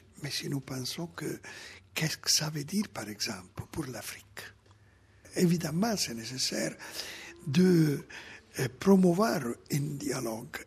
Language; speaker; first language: French; non-native, fluent; Italian